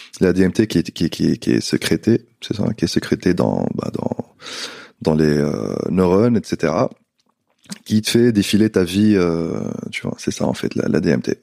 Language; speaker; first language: French; non-native, local second language; Arabic